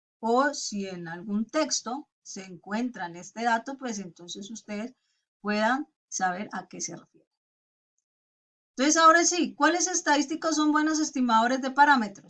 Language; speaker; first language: Spanish; native; Spanish